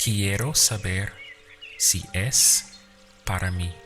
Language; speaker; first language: Spanish; non-native, fluent; English